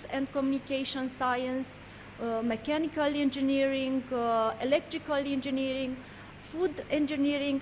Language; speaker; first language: English; non-native, learner; Romanian